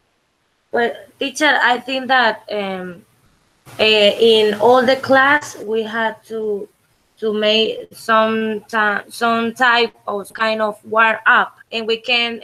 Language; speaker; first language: English; non-native, learner; Spanish